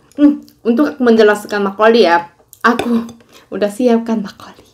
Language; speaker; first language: Indonesian; non-native, fluent; Korean